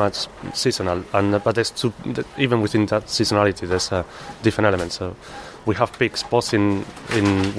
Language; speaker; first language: English; non-native, fluent; Spanish